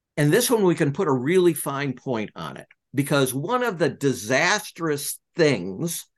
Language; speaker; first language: English; native; English